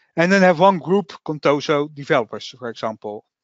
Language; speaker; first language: English; non-native, fluent; Dutch